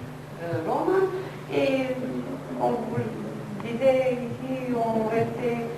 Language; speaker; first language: French; non-native, fluent; Romanian